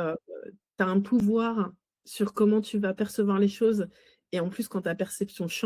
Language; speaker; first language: French; native; French